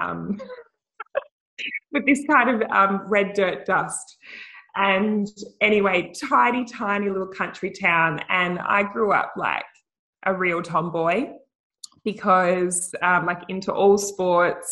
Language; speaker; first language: English; native; English